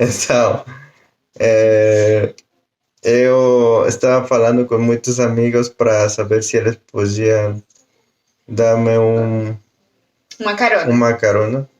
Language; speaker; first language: Portuguese; non-native, learner; Spanish